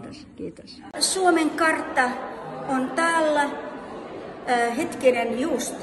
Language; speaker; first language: Finnish; non-native, fluent; Russian